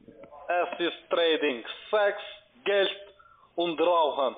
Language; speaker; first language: German; non-native, learner; Albanian